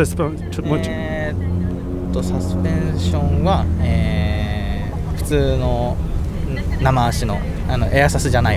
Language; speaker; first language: Japanese; native; Japanese